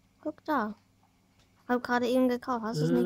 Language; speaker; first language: German; early bilingual, other home language; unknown